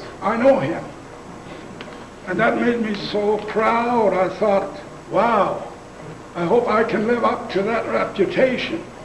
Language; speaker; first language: English; non-native, local second language; Plautdietsch